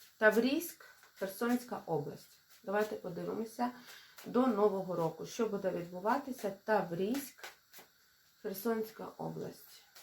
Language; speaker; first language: Ukrainian; non-native, local second language; Russian